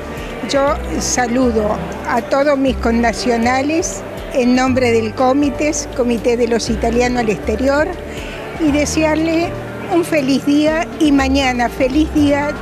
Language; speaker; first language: Spanish; non-native, fluent; Italian